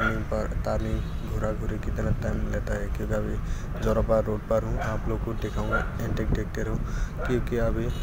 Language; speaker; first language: Hindi; non-native, local second language; Assamese